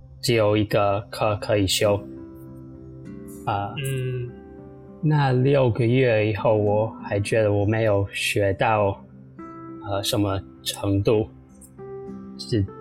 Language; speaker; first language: Chinese; non-native, fluent; English